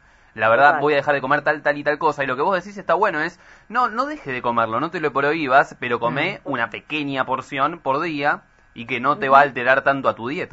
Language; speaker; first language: Spanish; native; Spanish